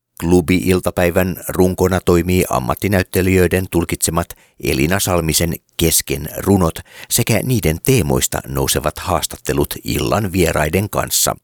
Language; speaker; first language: Finnish; native; Finnish